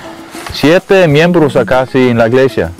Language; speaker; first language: Spanish; non-native, learner; Danish